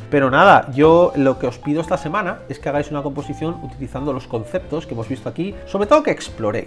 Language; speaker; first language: Spanish; native; Spanish